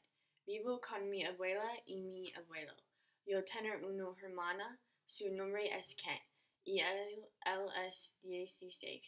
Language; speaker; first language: Spanish; non-native, learner; English